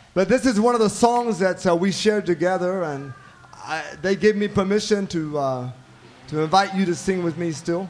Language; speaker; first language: English; native; English